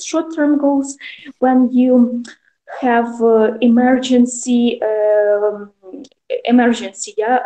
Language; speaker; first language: English; non-native, learner; Russian